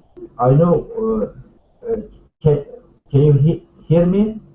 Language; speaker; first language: English; non-native, learner; Turkish